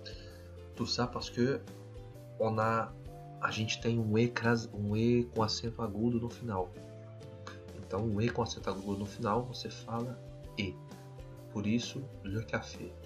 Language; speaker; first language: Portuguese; non-native, fluent; French